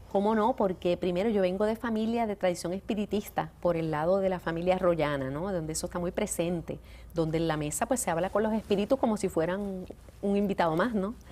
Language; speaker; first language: Spanish; native; Spanish